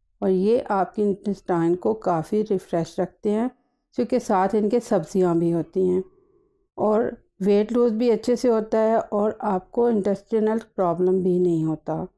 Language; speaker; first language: Urdu; native; Urdu